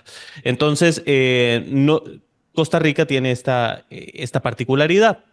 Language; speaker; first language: Spanish; native; Spanish